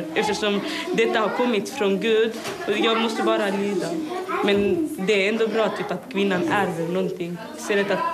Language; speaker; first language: Swedish; early bilingual, other home language; Somali